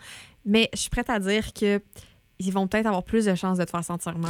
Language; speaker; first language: French; native; French